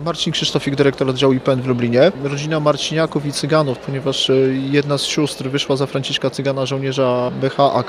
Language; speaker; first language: Polish; native; Polish